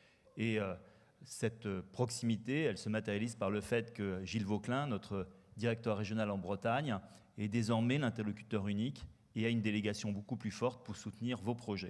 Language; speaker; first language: French; native; French